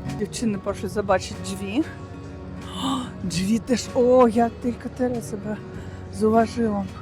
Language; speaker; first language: Polish; non-native, learner; Russian